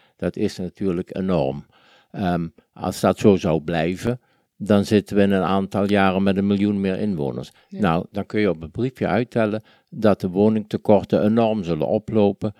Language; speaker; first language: Dutch; native; Dutch